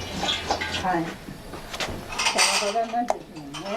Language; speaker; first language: Japanese; native; Japanese